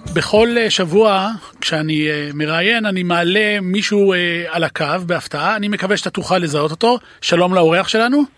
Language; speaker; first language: Hebrew; native; Hebrew